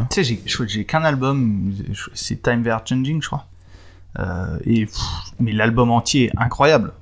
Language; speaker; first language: French; native; French